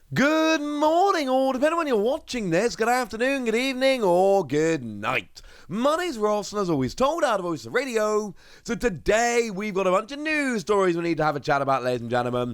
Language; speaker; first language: English; native; English